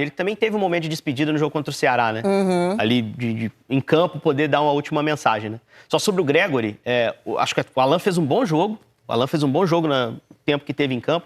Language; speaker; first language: Portuguese; native; Portuguese